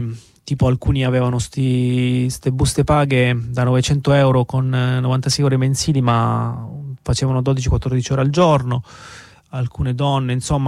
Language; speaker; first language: Italian; native; Italian